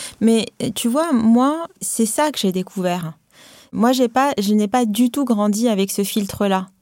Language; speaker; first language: French; non-native, local second language; Arabic